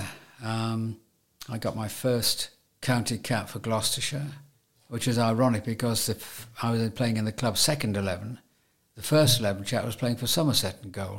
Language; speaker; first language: English; native; English